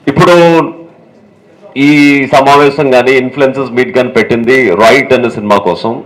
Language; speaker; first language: Telugu; native; Telugu